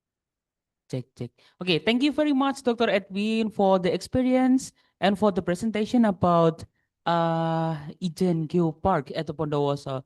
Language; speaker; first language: English; non-native, local second language; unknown